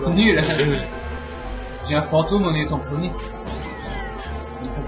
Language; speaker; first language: French; native; French